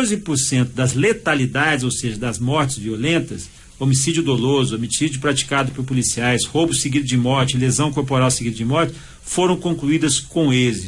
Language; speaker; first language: Portuguese; native; Portuguese